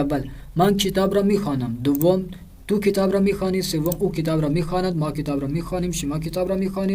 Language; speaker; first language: Persian; non-native, fluent; Urdu